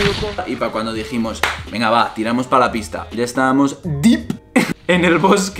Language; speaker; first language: Spanish; native; Spanish